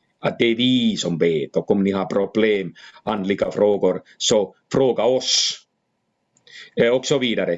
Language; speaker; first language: Swedish; non-native, fluent; Finnish